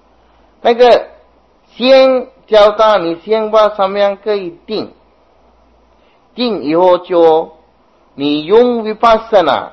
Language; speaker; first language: Chinese; non-native, fluent; Sinhala